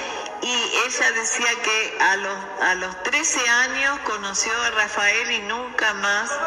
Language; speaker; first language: Spanish; native; Spanish